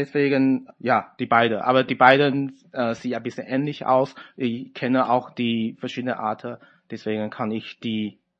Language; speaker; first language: German; non-native, fluent; Chinese